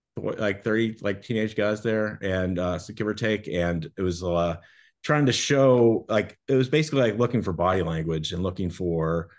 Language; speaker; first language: English; native; English